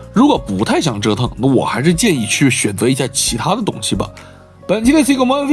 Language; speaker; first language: Chinese; native; Chinese